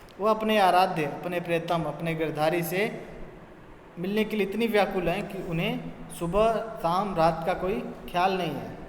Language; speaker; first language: Hindi; native; Hindi